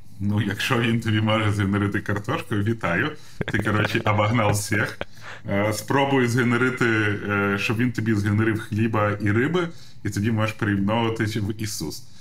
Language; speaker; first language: Ukrainian; non-native, local second language; Russian